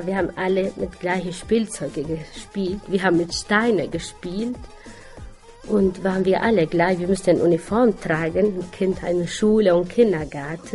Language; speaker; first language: German; non-native, learner; Albanian